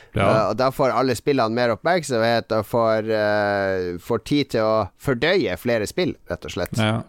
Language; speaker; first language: Norwegian; native; Norwegian